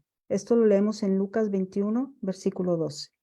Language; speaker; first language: Spanish; native; Spanish